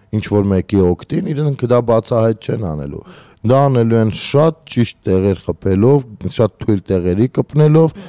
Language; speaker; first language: Armenian; native; Armenian